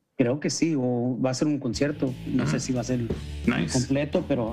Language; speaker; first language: Spanish; early bilingual, heritage; Spanish